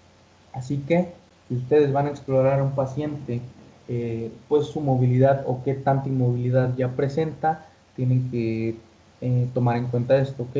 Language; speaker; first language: Spanish; native; Spanish